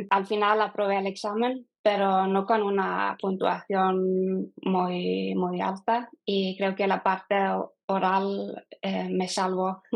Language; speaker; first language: Spanish; non-native, fluent; Norwegian